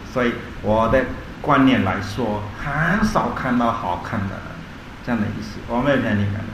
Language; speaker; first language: Chinese; non-native, learner; Burmese